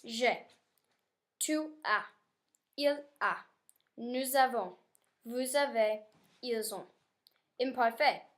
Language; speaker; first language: French; non-native, learner; English